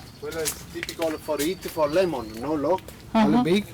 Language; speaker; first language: English; non-native, learner; Italian